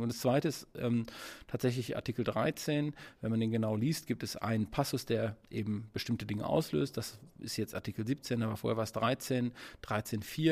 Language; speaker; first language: German; native; German